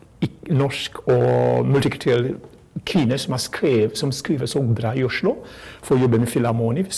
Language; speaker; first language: Norwegian; non-native, fluent; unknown